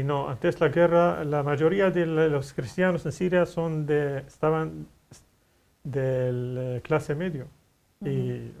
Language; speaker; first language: Spanish; non-native, fluent; Arabic